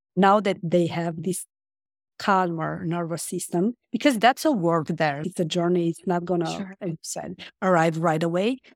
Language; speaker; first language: English; non-native, fluent; Romanian